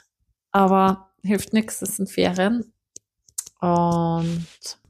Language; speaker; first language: German; native; German